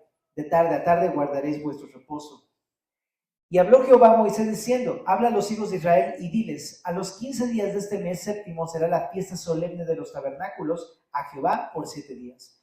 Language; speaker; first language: Spanish; native; Spanish